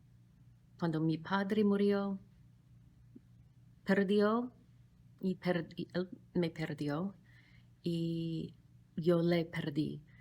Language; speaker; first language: Spanish; non-native, fluent; English